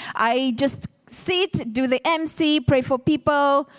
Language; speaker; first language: English; non-native, fluent; Ukrainian